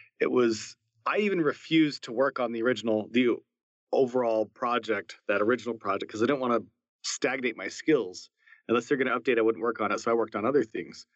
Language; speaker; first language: English; native; English